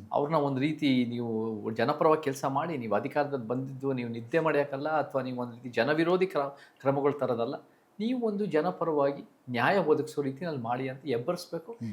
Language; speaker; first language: Kannada; early bilingual, heritage; Kannada